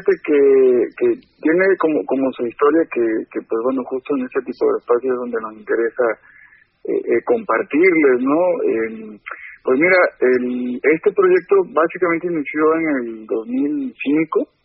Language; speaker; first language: Spanish; native; Spanish